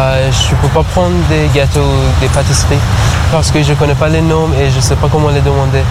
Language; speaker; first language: French; non-native, learner; Persian